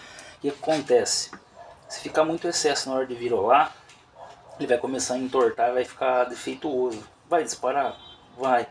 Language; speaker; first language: Portuguese; native; Portuguese